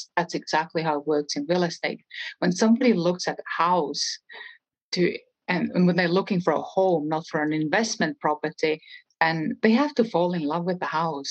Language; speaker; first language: English; non-native, fluent; Estonian